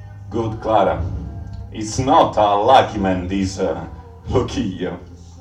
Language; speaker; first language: English; non-native, learner; Italian